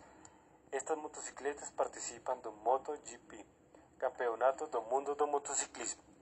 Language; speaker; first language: Portuguese; non-native, learner; Spanish